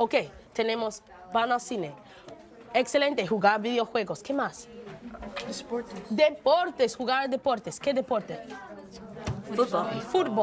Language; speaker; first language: Spanish; non-native, fluent; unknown